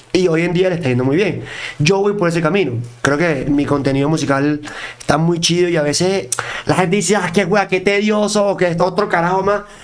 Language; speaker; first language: Spanish; native; Spanish